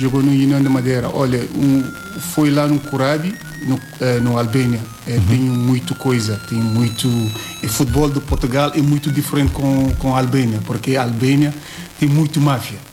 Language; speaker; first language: Portuguese; non-native, learner; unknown